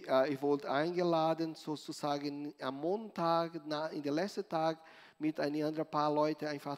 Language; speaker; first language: German; non-native, learner; Portuguese